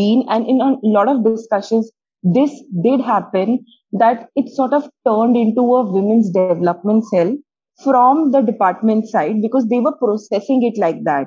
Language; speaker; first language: English; non-native, local second language; Hindi